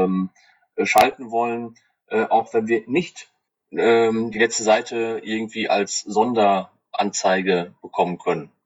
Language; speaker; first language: German; native; German